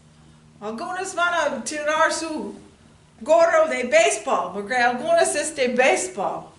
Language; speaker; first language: Spanish; non-native, learner; English